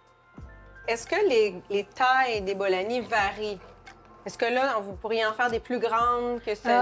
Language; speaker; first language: French; native; French